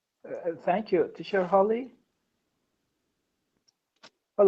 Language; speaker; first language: English; non-native, learner; Persian